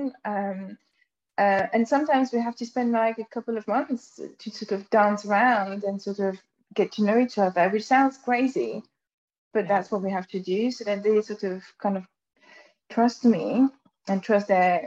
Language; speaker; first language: English; non-native, fluent; French